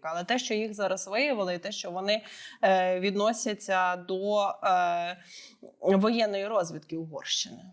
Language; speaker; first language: Ukrainian; native; Ukrainian